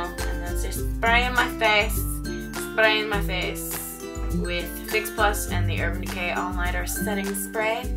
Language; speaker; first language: English; native; English